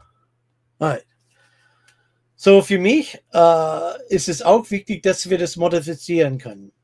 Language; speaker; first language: German; non-native, fluent; English